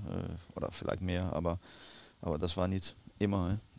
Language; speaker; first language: German; non-native, learner; Danish